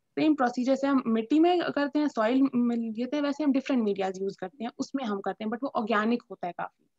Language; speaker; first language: Hindi; native; Hindi